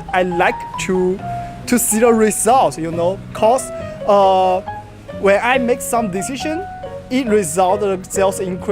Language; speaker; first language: English; non-native, learner; Chinese